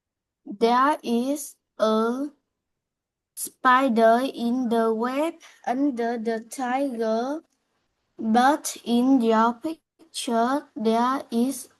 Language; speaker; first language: English; non-native, learner; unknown